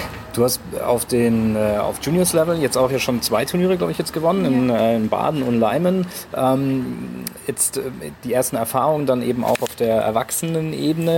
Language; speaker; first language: German; native; German